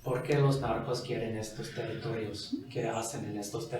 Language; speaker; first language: Spanish; non-native, fluent; English